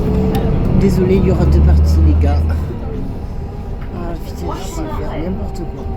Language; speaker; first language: French; native; French